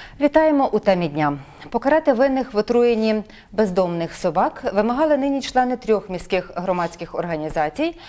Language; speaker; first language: Ukrainian; native; Ukrainian